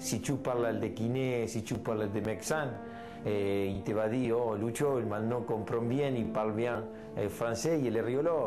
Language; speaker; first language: French; non-native, fluent; Spanish